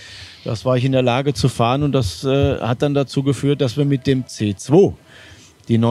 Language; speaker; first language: German; native; German